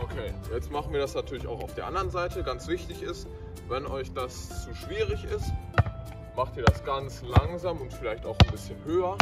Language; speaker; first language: German; native; German